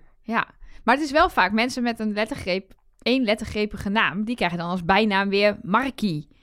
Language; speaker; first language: Dutch; native; Dutch